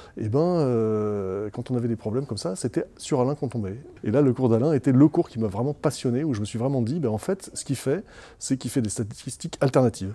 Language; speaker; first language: French; native; French